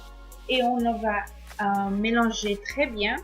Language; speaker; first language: French; non-native, learner; Spanish